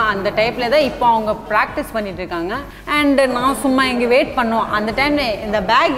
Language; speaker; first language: English; non-native, local second language; Assamese